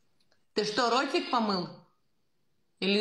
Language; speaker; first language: Russian; native; Russian